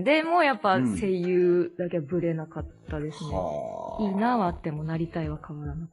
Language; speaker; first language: Japanese; native; Japanese